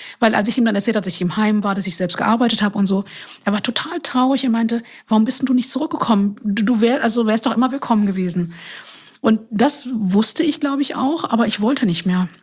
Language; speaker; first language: German; non-native, fluent; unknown